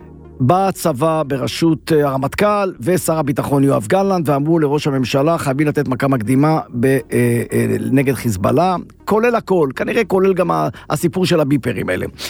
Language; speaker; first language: Hebrew; native; Hebrew